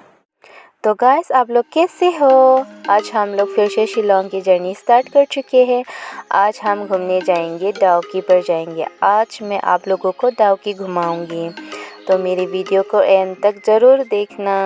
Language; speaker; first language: Hindi; non-native, local second language; Karbi